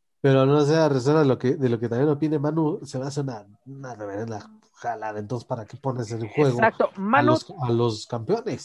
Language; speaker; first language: Spanish; native; Spanish